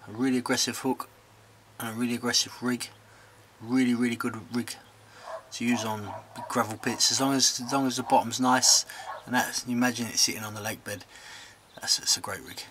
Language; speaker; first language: English; native; English